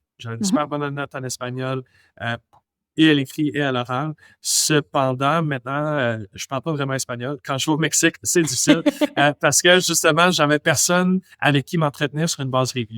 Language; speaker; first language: French; non-native, local second language; English